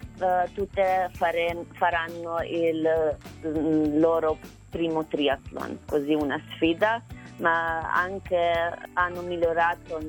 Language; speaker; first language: Italian; non-native, learner; Slovenian